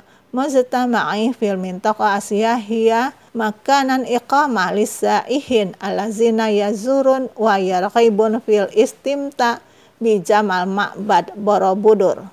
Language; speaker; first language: Arabic; non-native, fluent; Indonesian